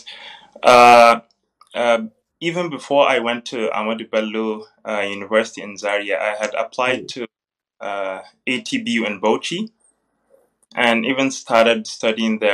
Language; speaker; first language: English; non-native, local second language; Hausa